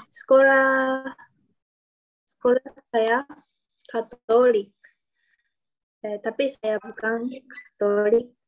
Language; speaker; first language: Indonesian; non-native, learner; Japanese